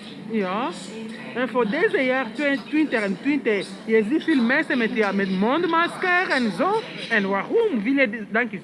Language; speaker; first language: Dutch; early bilingual, other home language; Lingala